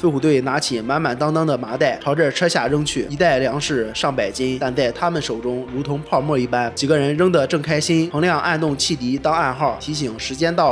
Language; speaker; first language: Chinese; native; Chinese